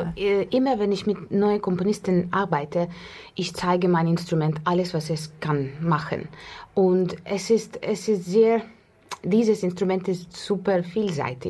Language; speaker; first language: German; non-native, learner; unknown